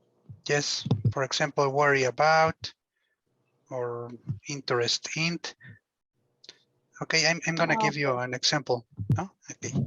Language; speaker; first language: English; non-native, learner; Spanish